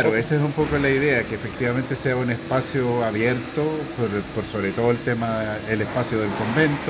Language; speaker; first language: Spanish; native; Spanish